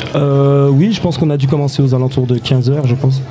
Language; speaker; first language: French; native; French